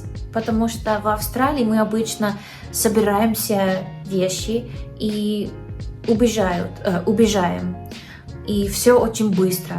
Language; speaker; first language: Russian; non-native, learner; English